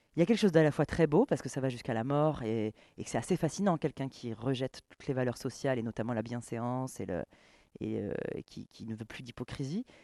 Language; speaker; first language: French; native; French